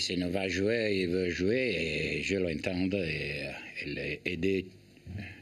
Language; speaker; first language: French; non-native, learner; Italian